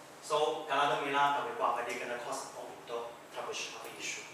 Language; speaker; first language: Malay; non-native, local second language; Chinese